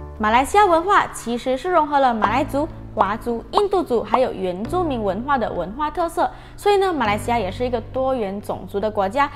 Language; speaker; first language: Chinese; native; Chinese